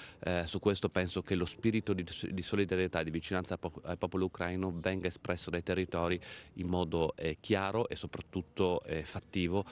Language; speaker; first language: Italian; native; Italian